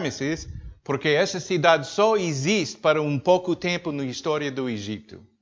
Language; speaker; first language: Portuguese; non-native, learner; English